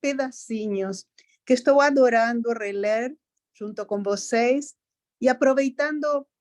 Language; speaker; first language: Portuguese; non-native, fluent; Spanish